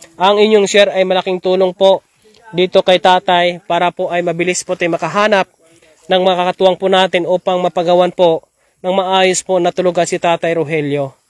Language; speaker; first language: Filipino; non-native, local second language; Hiligaynon